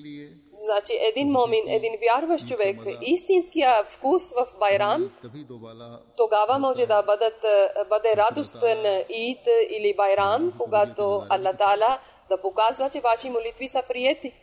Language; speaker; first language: Bulgarian; non-native, local second language; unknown